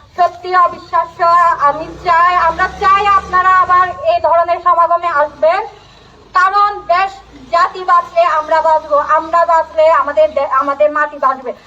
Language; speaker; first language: Bangla; non-native, local second language; Chakma